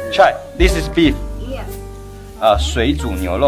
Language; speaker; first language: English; non-native, learner; Chinese